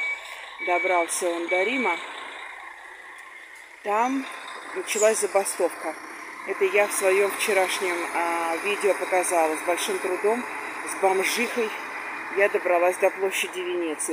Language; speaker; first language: Russian; native; Russian